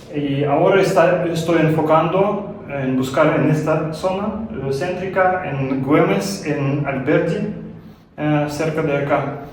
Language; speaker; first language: Spanish; non-native, learner; Russian